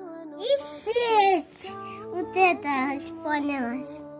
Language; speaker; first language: Russian; non-native, learner; Tajik